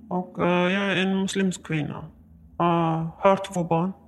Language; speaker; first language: Swedish; non-native, learner; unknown